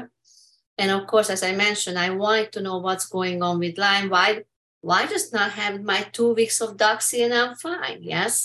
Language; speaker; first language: English; non-native, fluent; Hungarian